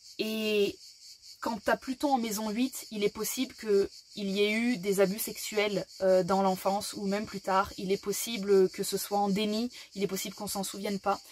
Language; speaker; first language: French; native; French